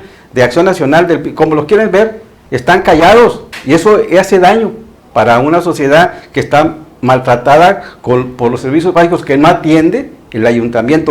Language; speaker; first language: Spanish; native; Spanish